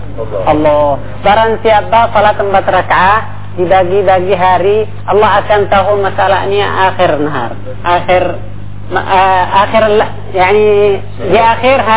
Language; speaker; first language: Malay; non-native, fluent; Arabic